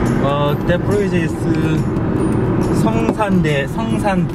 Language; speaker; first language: English; non-native, learner; Korean